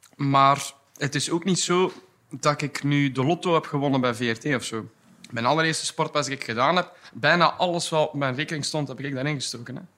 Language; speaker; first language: Dutch; native; Dutch